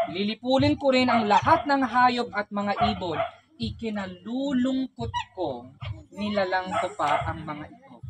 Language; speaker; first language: Filipino; non-native, local second language; Iloko